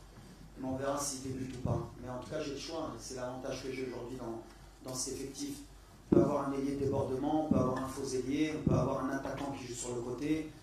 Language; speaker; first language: French; native; French